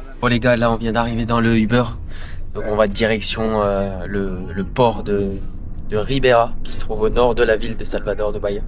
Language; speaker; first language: French; native; French